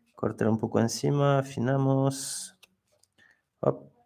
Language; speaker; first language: Spanish; non-native, fluent; French